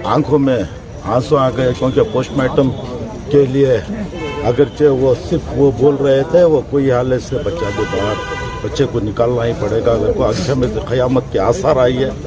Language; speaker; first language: Hindi; non-native, local second language; Urdu